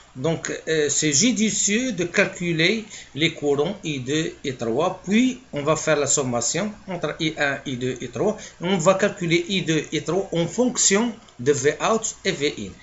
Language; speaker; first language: French; non-native, local second language; Arabic